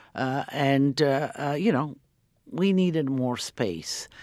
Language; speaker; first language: English; early bilingual, other home language; Croatian